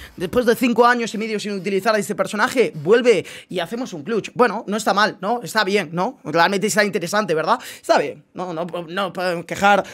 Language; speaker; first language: Spanish; native; Spanish